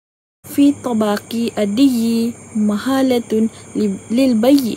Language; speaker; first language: Arabic; non-native, learner; Malay